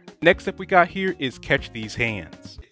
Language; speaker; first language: English; native; English